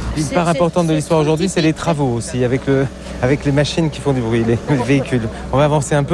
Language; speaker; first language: French; native; French